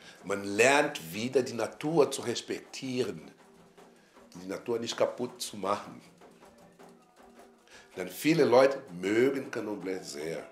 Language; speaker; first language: German; non-native, fluent; Portuguese